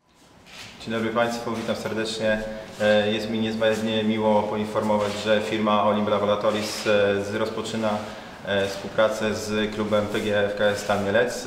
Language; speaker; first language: Polish; native; Polish